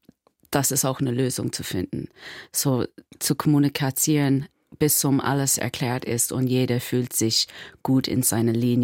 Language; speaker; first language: German; non-native, learner; English